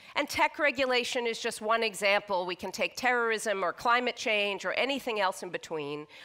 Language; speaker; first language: English; native; English